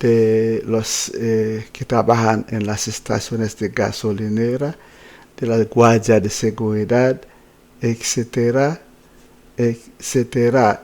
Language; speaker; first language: Spanish; non-native, fluent; Haitian Creole